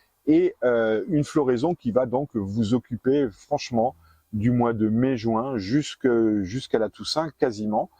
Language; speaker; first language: French; native; French